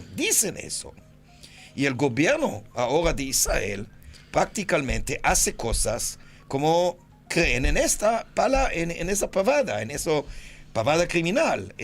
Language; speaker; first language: Spanish; non-native, fluent; Hebrew